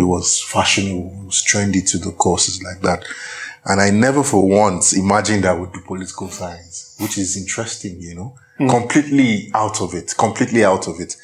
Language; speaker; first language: English; non-native, local second language; Yoruba